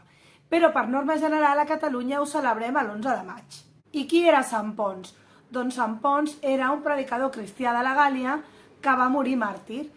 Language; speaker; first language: Catalan; native; Catalan